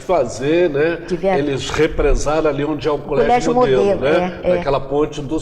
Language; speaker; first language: Portuguese; native; Portuguese